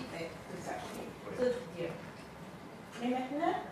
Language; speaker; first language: French; non-native, fluent; Filipino